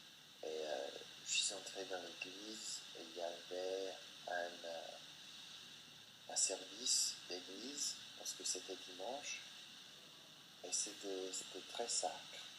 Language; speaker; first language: French; non-native, fluent; English